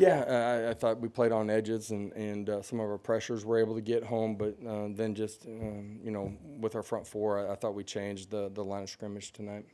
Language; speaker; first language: English; native; English